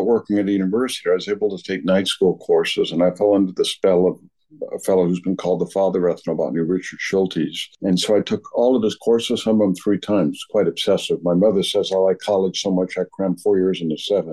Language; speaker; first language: English; native; English